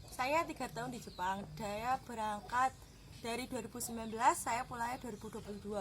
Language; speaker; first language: Indonesian; non-native, local second language; Javanese